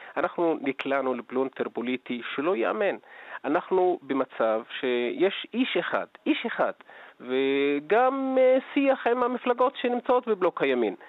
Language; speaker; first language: Hebrew; non-native, local second language; Arabic